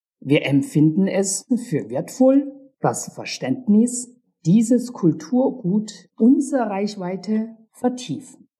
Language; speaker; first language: German; non-native, learner; Chinese